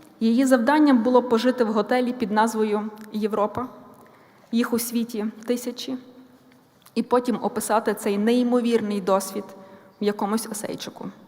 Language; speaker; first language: Ukrainian; native; Ukrainian